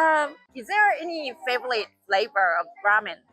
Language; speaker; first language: English; non-native, fluent; Japanese